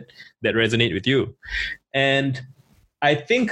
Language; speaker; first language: English; native; English